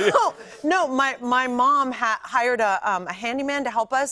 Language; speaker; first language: English; native; English